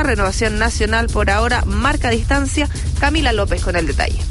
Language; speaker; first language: Spanish; native; Spanish